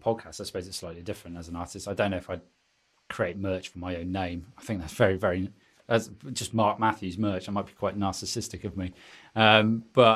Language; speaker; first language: English; native; English